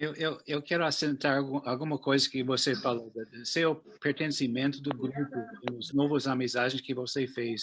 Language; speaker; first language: Portuguese; non-native, fluent; English